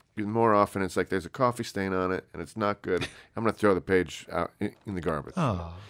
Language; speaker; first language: English; native; English